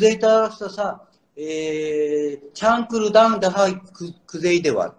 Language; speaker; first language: Turkish; non-native, learner; Japanese